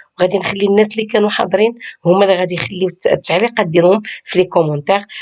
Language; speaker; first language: Arabic; native; Arabic